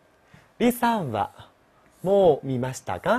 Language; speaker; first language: Japanese; non-native, fluent; Chinese